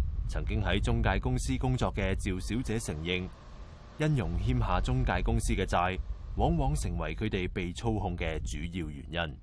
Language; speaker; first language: Cantonese; native; Cantonese